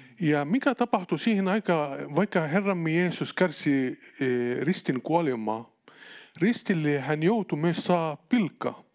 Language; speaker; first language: Finnish; non-native, learner; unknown